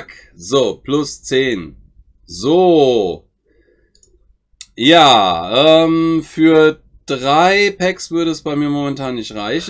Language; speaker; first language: German; native; German